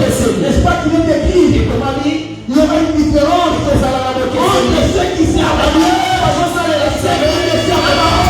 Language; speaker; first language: French; non-native, local second language; Lingala